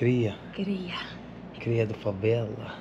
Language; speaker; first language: Portuguese; non-native, learner; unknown